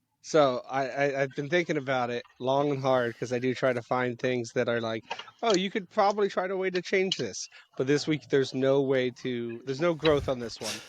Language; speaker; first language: English; native; English